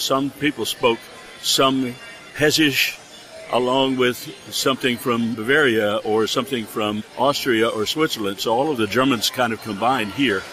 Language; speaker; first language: English; early bilingual, other home language; German